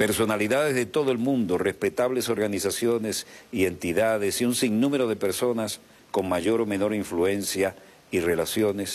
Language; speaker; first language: Spanish; native; Spanish